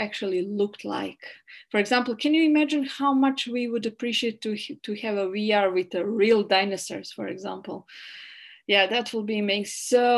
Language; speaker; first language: English; non-native, learner; Bosnian